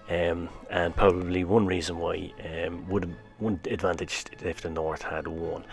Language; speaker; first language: English; native; English